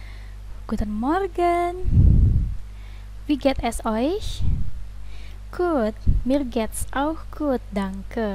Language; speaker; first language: German; non-native, fluent; Indonesian